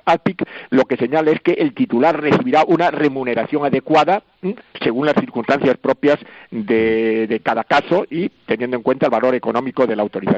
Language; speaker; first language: Spanish; native; Spanish